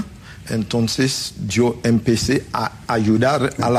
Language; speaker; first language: Spanish; non-native, fluent; Haitian Creole